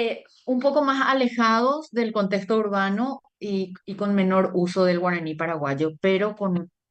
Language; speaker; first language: Spanish; native; Spanish